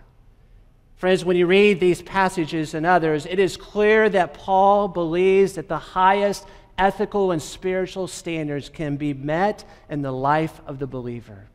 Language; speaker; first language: English; native; English